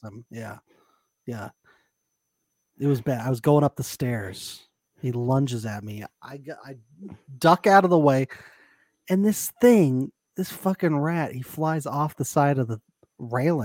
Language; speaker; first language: English; native; English